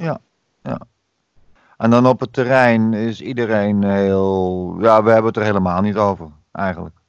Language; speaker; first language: Dutch; native; Dutch